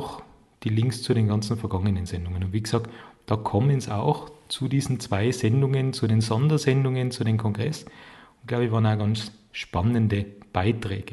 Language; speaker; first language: German; native; German